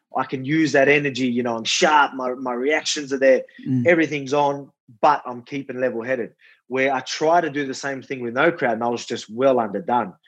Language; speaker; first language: English; native; English